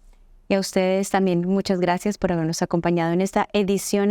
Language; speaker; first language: Spanish; native; Spanish